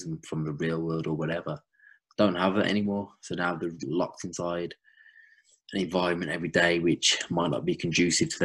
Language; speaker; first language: English; native; English